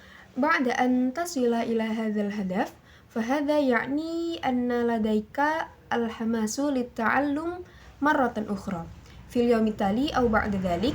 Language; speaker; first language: Arabic; non-native, learner; Indonesian